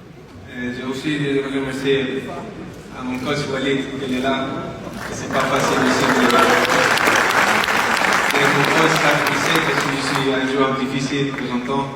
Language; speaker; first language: French; non-native, fluent; Spanish